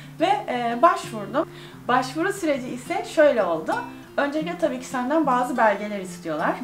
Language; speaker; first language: Turkish; native; Turkish